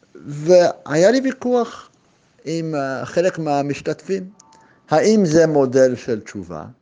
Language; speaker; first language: Hebrew; native; Hebrew